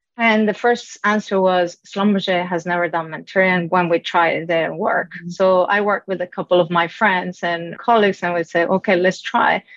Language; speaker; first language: English; non-native, fluent; Spanish